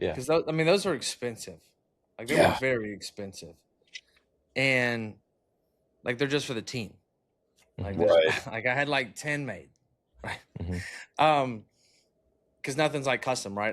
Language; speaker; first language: English; native; English